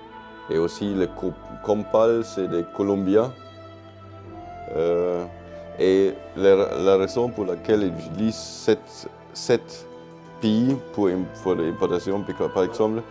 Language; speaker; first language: French; non-native, learner; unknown